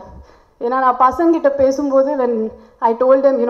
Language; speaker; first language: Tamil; non-native, local second language; Hindi